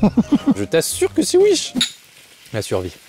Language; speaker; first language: French; native; French